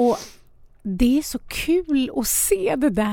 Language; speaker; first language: Swedish; native; Swedish